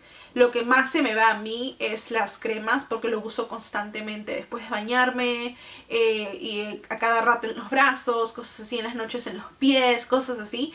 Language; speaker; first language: Spanish; native; Spanish